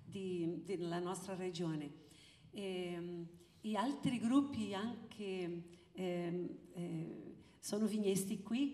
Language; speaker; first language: Italian; early bilingual, heritage; Italian